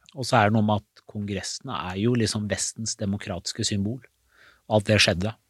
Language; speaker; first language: Norwegian; early bilingual, other home language; Persian